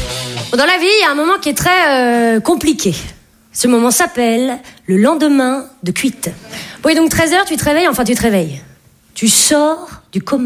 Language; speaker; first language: French; native; French